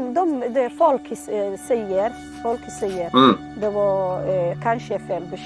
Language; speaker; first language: Swedish; non-native, learner; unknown